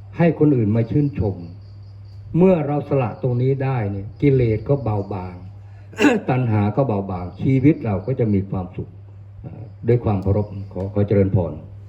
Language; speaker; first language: Thai; non-native, local second language; Northern Khmer